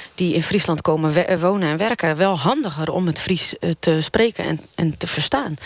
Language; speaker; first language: Dutch; non-native, local second language; Western Frisian